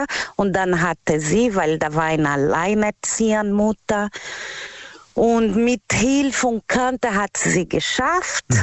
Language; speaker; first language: German; non-native, learner; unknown